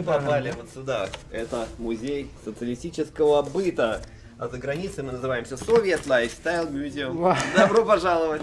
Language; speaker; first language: Russian; native; Russian